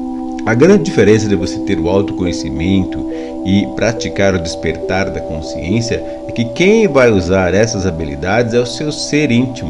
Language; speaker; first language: Portuguese; native; Portuguese